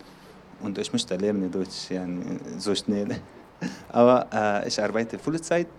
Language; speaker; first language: German; non-native, learner; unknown